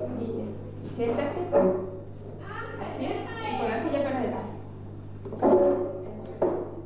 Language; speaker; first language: Spanish; native; Spanish